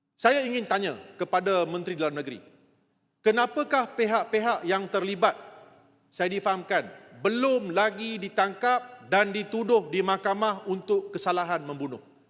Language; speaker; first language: Malay; non-native, local second language; Tamil